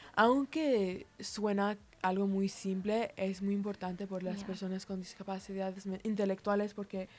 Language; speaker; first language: Spanish; early bilingual, heritage; Spanish